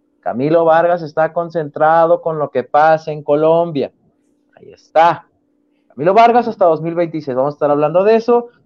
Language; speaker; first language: Spanish; native; Spanish